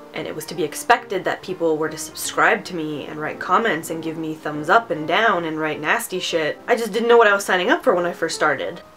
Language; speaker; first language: English; early bilingual, other home language; Romanian